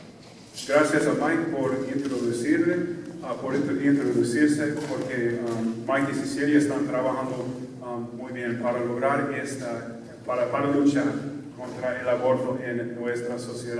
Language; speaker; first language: Spanish; non-native, fluent; English